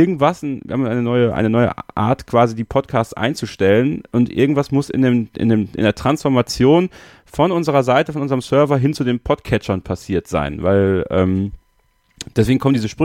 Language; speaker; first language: German; native; German